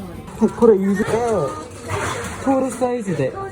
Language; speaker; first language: Japanese; non-native, fluent; Korean